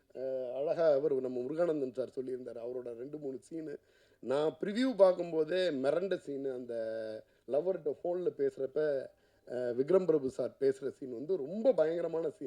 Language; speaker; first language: Tamil; native; Tamil